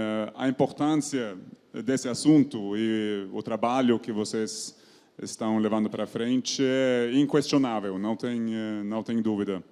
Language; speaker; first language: Portuguese; non-native, fluent; Norwegian